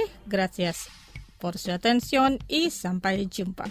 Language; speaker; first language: Spanish; non-native, fluent; Indonesian